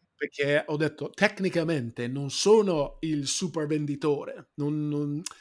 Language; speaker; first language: Italian; non-native, fluent; English